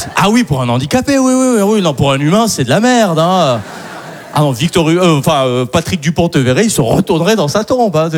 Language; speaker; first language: French; early bilingual, other home language; Arabic